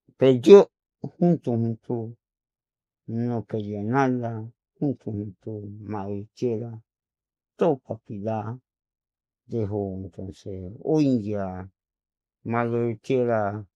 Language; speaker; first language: Spanish; non-native, local second language; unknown